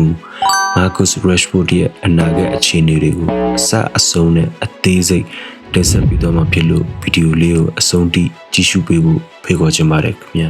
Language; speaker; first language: Burmese; native; Burmese